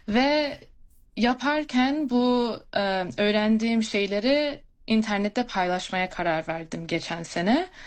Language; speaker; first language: Turkish; early bilingual, heritage; Turkish